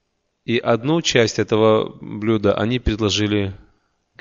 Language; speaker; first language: Russian; native; Russian